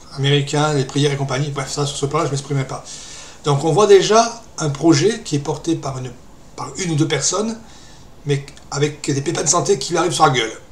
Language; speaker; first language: French; native; French